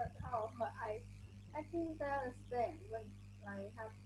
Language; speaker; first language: English; non-native, learner; Vietnamese